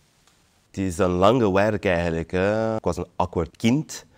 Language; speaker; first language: Dutch; non-native, learner; Portuguese